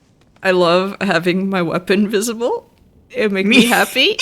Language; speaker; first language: English; native; English